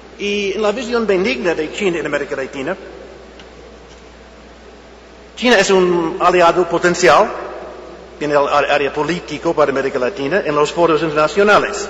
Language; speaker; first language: Spanish; non-native, fluent; English